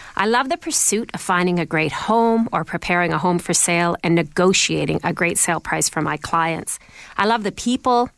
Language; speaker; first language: English; non-native, fluent; Icelandic